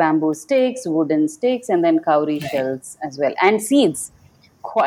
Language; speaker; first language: English; non-native, local second language; Kannada